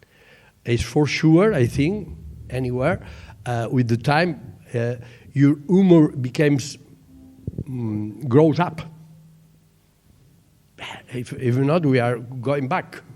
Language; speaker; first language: English; non-native, learner; Catalan